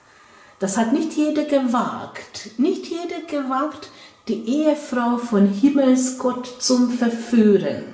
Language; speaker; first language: German; non-native, fluent; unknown